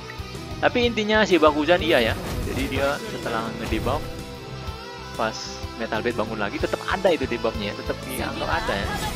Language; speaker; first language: Indonesian; native; Indonesian